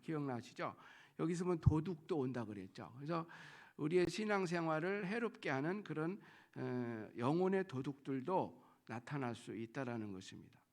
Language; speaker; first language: Korean; native; Korean